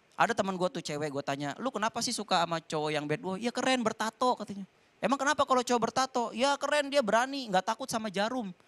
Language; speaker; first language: Indonesian; native; Indonesian